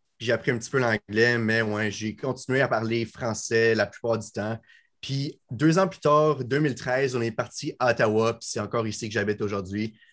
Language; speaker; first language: French; native; French